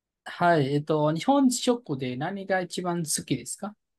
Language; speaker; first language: Japanese; non-native, fluent; Nepali